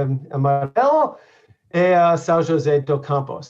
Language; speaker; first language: Portuguese; non-native, learner; English